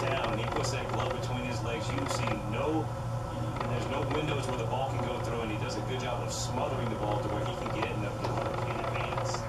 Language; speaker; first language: English; native; English